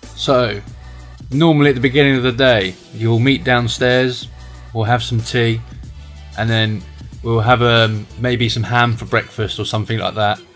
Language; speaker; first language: English; native; English